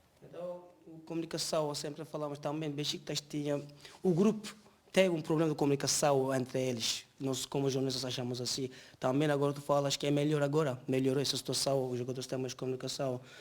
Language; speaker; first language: Portuguese; non-native, learner; Turkish